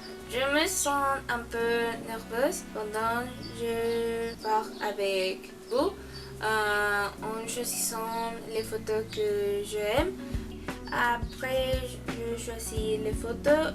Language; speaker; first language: French; non-native, learner; Spanish